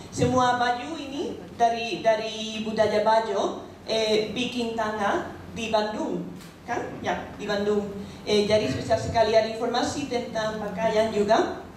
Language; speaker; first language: Indonesian; non-native, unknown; Spanish